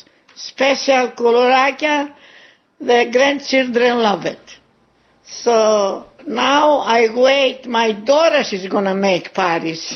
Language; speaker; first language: English; non-native, learner; Greek